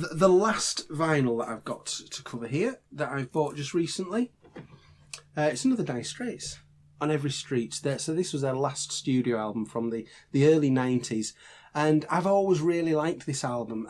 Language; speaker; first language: English; native; English